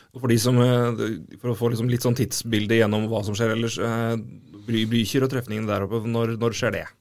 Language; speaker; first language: Norwegian; native; Norwegian